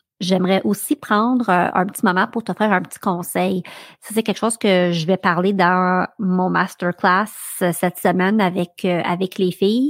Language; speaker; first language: French; native; French